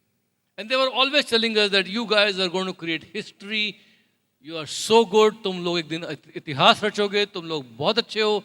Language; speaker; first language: Hindi; native; Hindi